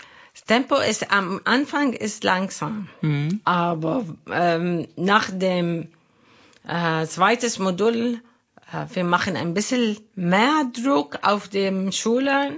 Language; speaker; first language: German; non-native, learner; Arabic